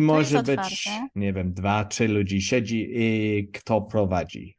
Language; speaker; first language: Polish; non-native, learner; English